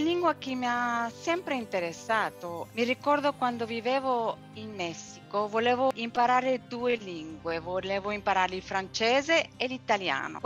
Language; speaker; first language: Italian; non-native, fluent; Spanish